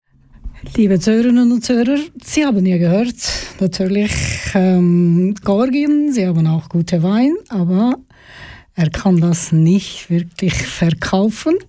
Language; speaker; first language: German; non-native, learner; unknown